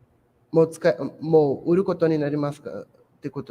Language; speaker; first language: Japanese; non-native, fluent; Portuguese